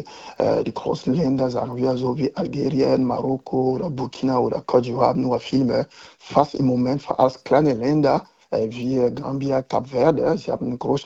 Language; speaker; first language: German; non-native, learner; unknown